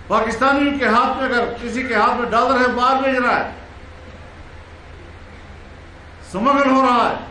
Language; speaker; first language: Urdu; non-native, local second language; Pashto